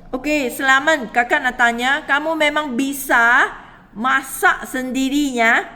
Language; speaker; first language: Malay; non-native, local second language; Chinese